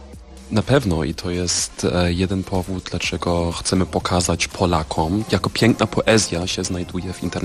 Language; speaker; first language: Polish; non-native, fluent; German